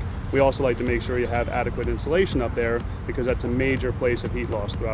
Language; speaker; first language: English; native; English